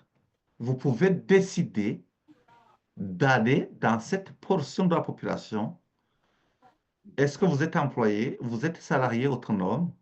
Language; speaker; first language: French; native; French